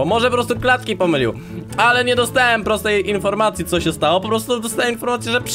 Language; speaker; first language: Polish; native; Polish